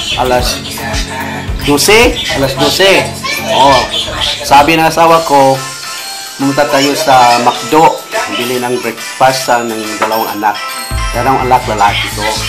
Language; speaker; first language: Filipino; non-native, local second language; Cebuano